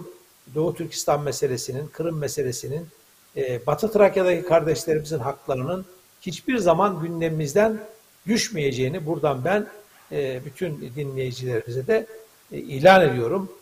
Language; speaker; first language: Turkish; native; Turkish